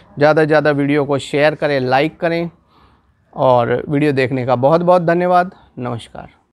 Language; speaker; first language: Hindi; non-native, local second language; Gujarati